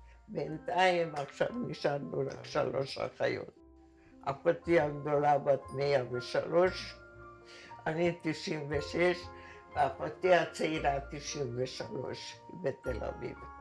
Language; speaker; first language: Hebrew; non-native, fluent; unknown